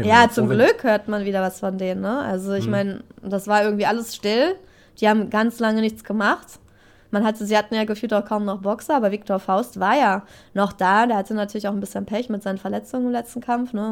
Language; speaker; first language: German; native; German